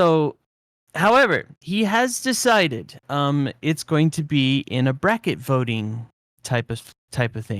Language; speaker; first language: English; native; English